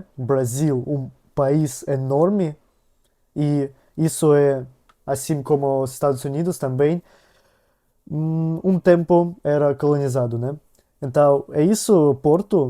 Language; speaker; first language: Portuguese; non-native, learner; Russian